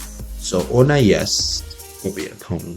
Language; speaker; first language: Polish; non-native, learner; English